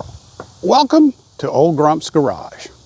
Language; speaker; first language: English; native; English